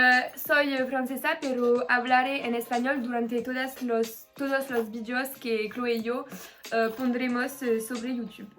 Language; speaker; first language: Spanish; non-native, learner; French